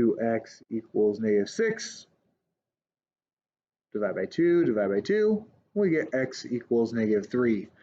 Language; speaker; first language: English; native; English